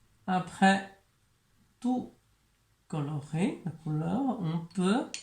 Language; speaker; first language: French; non-native, learner; Chinese